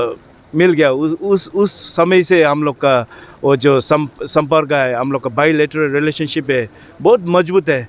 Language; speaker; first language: Hindi; non-native, fluent; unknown